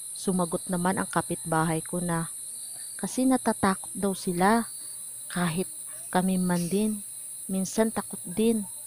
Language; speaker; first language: Filipino; native; Filipino